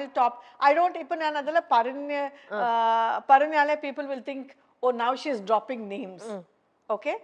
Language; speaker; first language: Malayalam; non-native, local second language; Tamil